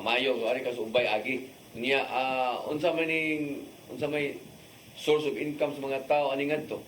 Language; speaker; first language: Cebuano; native; Cebuano